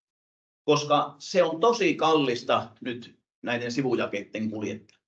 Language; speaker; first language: Finnish; native; Finnish